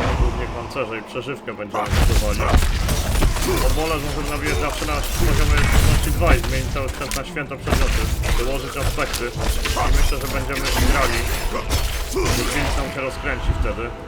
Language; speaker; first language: Polish; native; Polish